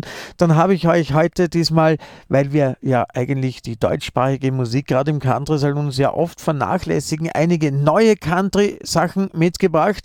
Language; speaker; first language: German; native; German